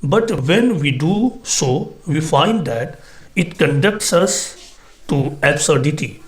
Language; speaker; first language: English; non-native, local second language; Urdu